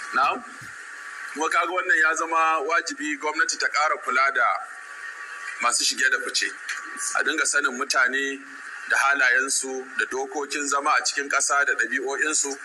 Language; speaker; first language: Hausa; native; Hausa